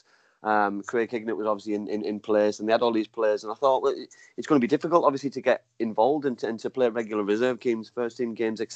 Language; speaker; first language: English; native; English